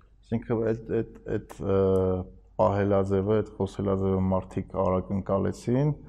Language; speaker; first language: Armenian; native; Armenian